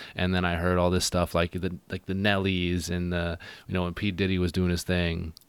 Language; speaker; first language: English; native; English